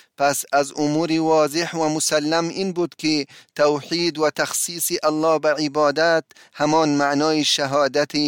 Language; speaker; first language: Persian; native; Persian